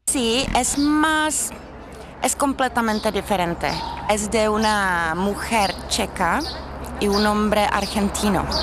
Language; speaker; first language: Spanish; non-native, fluent; Czech